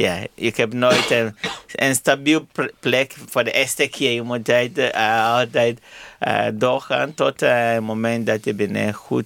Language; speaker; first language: Dutch; non-native, learner; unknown